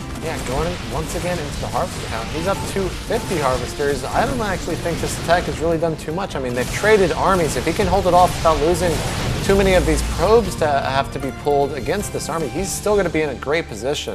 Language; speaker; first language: English; native; English